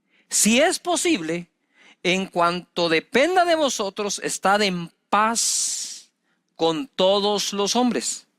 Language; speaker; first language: Spanish; native; Spanish